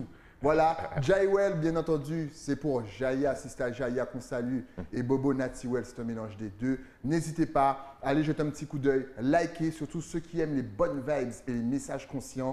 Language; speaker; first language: French; native; French